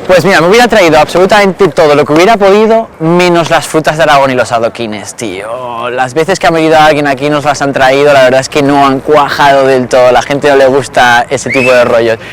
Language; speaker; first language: Spanish; native; Spanish